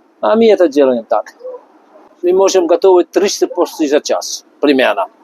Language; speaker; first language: Russian; non-native, learner; Dutch